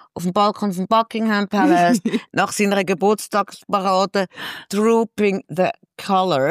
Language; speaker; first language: German; native; German